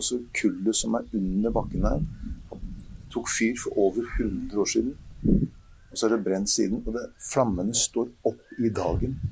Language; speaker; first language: Norwegian; native; Norwegian